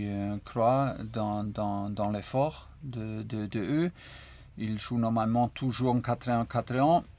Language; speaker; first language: French; non-native, learner; German